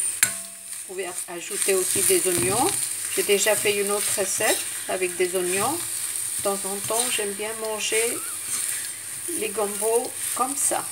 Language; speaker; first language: French; non-native, fluent; Hindi